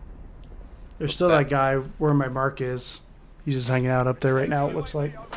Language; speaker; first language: English; native; English